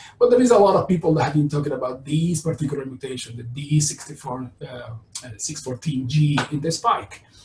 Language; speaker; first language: English; non-native, fluent; Spanish